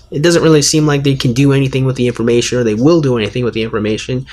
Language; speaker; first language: English; native; English